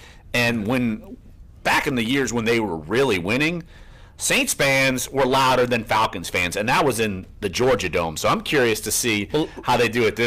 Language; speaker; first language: English; native; English